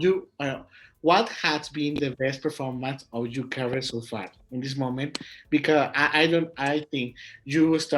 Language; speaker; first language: English; non-native, learner; Spanish